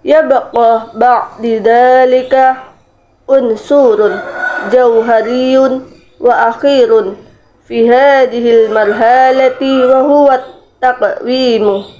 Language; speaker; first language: Arabic; non-native, learner; Indonesian